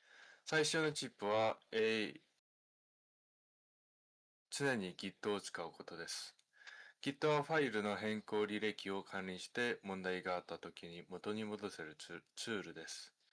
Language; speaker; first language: Japanese; non-native, fluent; Korean